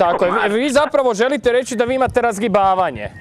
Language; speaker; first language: Croatian; native; Croatian